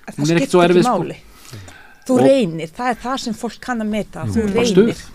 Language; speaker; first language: Icelandic; non-native, fluent; Bosnian